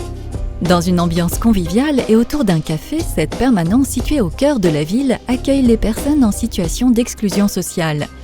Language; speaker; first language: French; native; French